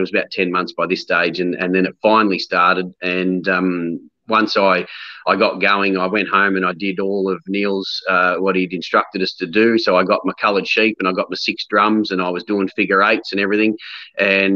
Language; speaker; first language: English; native; English